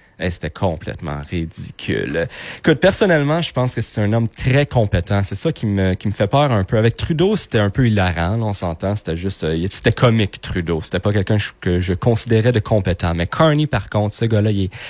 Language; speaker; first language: French; native; French